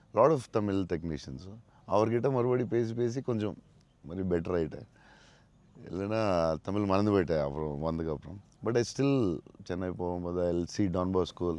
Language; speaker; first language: Tamil; non-native, local second language; Telugu